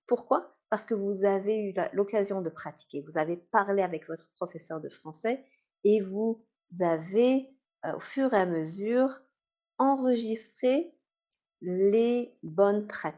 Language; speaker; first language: French; native; French